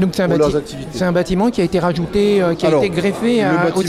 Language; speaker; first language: French; native; French